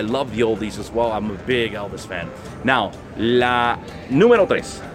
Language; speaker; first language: English; early bilingual, other home language; Spanish